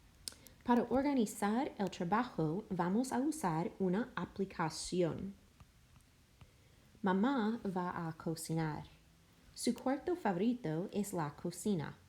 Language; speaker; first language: Spanish; non-native, fluent; English